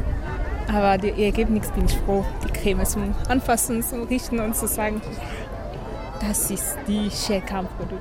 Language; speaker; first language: German; non-native, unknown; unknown